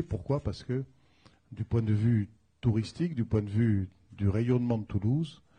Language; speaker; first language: French; native; French